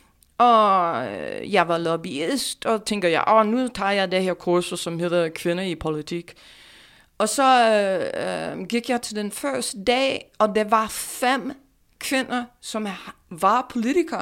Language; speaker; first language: Danish; non-native, fluent; English